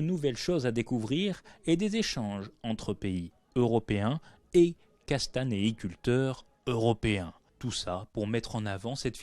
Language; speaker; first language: French; native; French